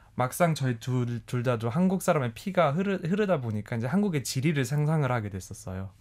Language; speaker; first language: Korean; early bilingual, heritage; German